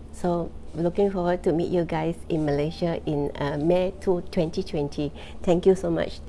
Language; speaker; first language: English; non-native, local second language; Chinese